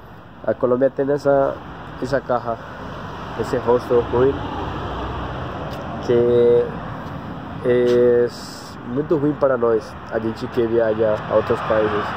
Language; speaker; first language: Portuguese; non-native, learner; Spanish